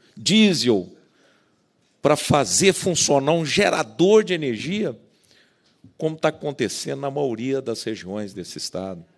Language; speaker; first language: Portuguese; native; Portuguese